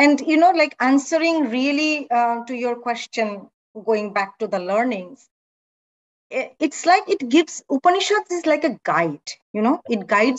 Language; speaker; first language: English; non-native, local second language; Bangla